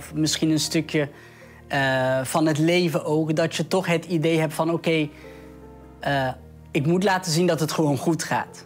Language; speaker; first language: Dutch; early bilingual, other home language; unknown